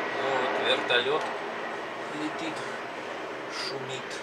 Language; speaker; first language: Russian; native; Russian